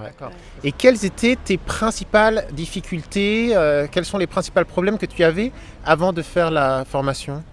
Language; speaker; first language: French; native; French